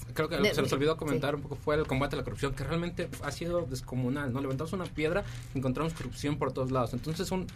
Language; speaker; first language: Spanish; native; Spanish